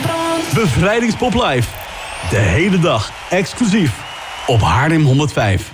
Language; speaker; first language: Dutch; native; Dutch